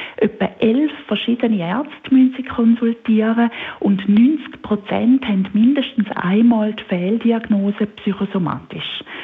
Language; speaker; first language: German; native; German